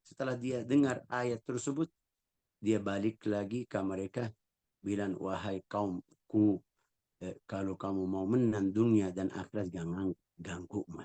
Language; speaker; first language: Indonesian; non-native, fluent; Arabic